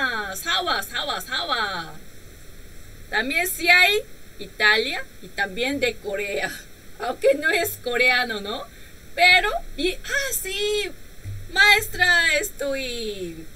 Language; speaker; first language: Spanish; non-native, learner; Korean